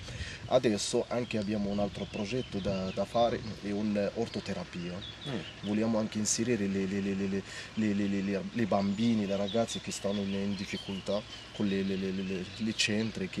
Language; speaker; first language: Italian; non-native, learner; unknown